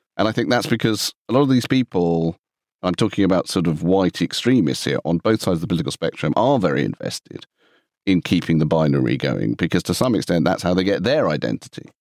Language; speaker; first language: English; native; English